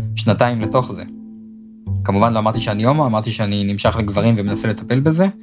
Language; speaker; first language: Hebrew; native; Hebrew